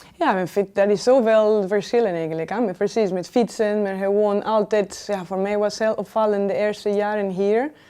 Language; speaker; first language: Dutch; non-native, fluent; Spanish